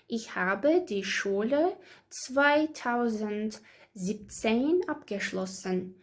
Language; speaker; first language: German; non-native, learner; Azerbaijani